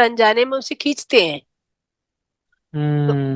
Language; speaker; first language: Hindi; native; Hindi